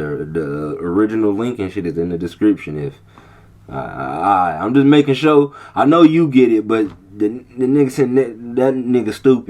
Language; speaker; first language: English; native; English